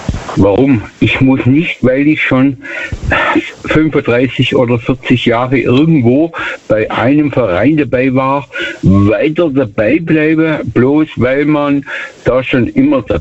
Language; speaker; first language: German; native; German